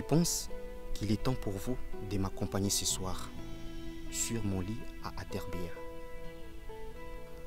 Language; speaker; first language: French; non-native, local second language; Lingala